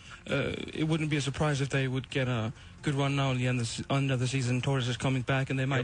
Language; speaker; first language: English; non-native, fluent; Icelandic